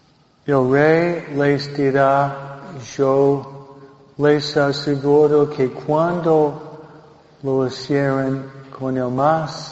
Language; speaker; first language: Spanish; non-native, fluent; English